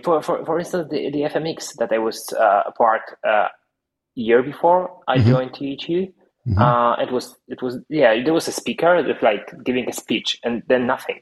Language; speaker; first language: English; non-native, fluent; Polish